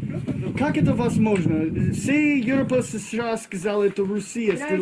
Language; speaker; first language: Russian; non-native, learner; English